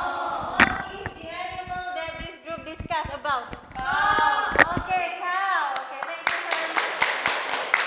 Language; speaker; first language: English; non-native, fluent; Indonesian